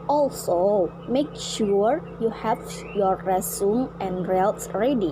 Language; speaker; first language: English; non-native, learner; Indonesian